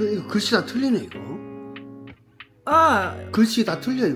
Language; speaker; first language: Korean; native; Korean